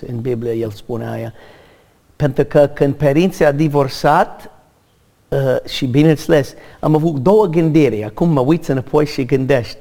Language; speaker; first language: Romanian; non-native, learner; English